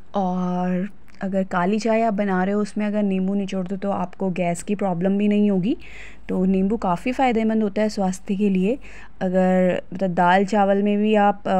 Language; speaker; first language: Hindi; native; Hindi